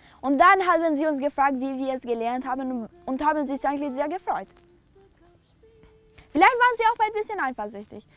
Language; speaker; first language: German; non-native, fluent; Albanian